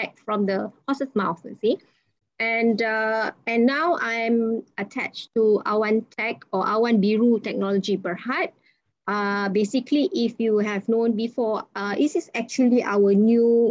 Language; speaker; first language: English; non-native, local second language; Malay